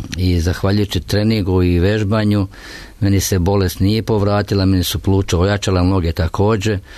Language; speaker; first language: Serbian; native; Serbian